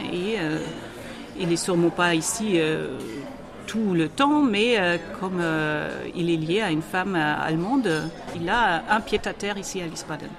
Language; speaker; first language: French; non-native, fluent; German